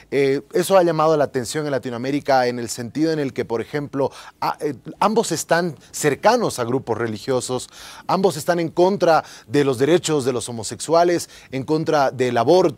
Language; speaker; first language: Spanish; native; Spanish